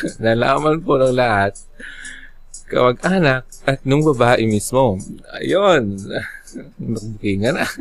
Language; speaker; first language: Filipino; non-native, local second language; Bikol